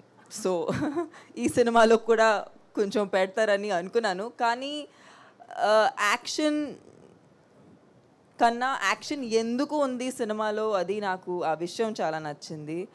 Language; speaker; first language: Telugu; non-native, local second language; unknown